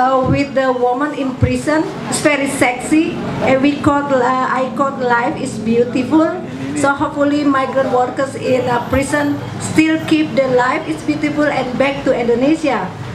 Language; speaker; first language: English; non-native, learner; Indonesian